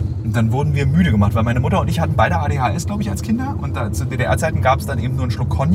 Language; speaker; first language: German; native; German